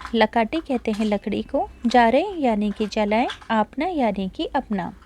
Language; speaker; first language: Hindi; native; Hindi